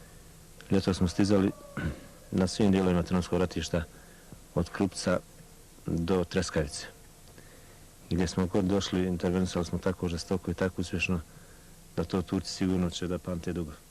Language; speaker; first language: Bosnian; native; Bosnian